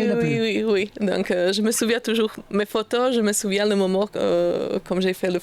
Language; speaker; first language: French; non-native, learner; Slovak